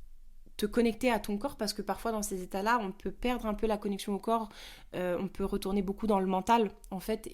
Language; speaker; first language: French; native; French